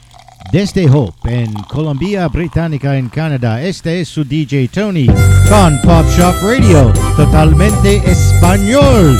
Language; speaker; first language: Spanish; non-native, learner; English